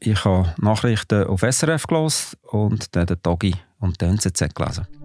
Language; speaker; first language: German; native; German